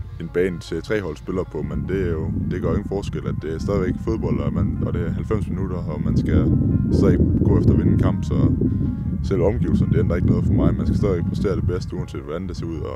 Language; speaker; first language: Danish; native; Danish